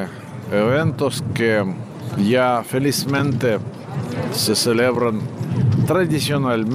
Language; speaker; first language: Spanish; non-native, fluent; Russian